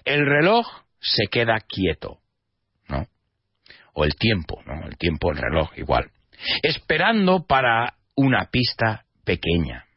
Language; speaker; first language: Spanish; non-native, fluent; English